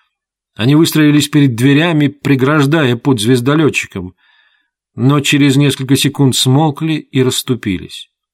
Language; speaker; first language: Russian; native; Russian